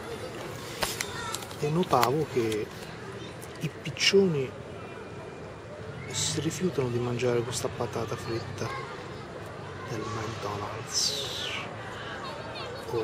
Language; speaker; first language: Italian; early bilingual, other home language; Albanian